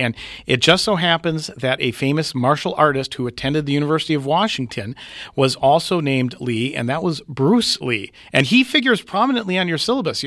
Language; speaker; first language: English; native; English